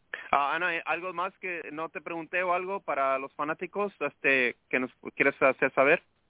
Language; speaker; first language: Spanish; early bilingual, heritage; Spanish